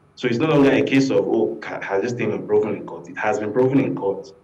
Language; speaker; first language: English; non-native, local second language; Yoruba